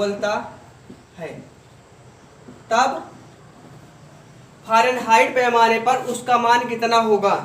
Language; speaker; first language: Hindi; native; Hindi